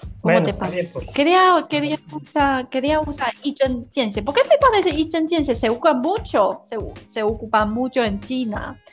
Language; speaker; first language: Spanish; non-native, learner; Chinese